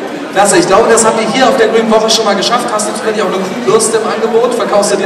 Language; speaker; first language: German; native; German